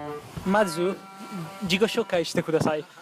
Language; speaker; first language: Japanese; non-native, learner; Italian